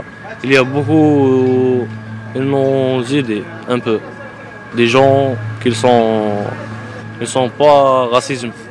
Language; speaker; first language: French; non-native, learner; Arabic